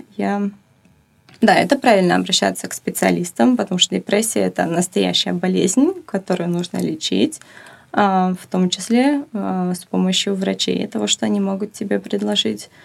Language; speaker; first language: Russian; native; Russian